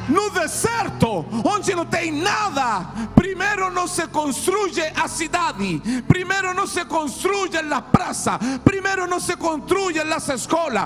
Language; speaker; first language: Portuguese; non-native, fluent; Spanish